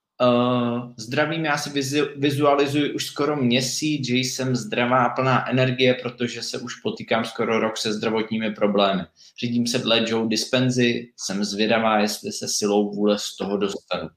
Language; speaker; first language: Czech; native; Czech